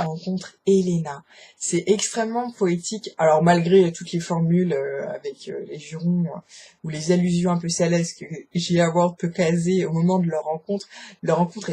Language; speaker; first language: French; native; French